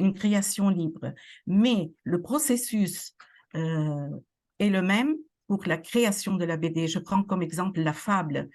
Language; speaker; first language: French; non-native, local second language; Arabic